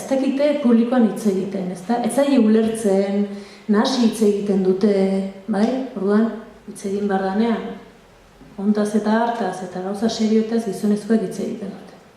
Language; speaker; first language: Basque; native; Basque